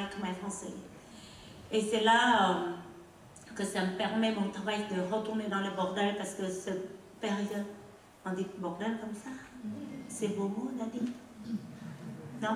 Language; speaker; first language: French; non-native, learner; Khmer